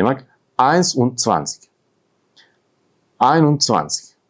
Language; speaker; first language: German; non-native, fluent; Uzbek